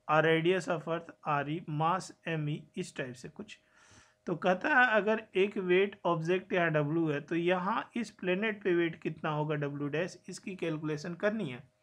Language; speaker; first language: Hindi; native; Hindi